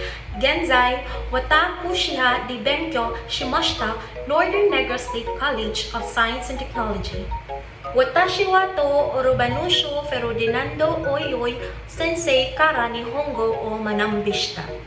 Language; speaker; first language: Japanese; non-native, learner; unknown